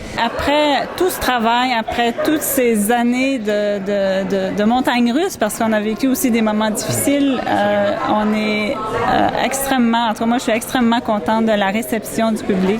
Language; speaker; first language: French; native; French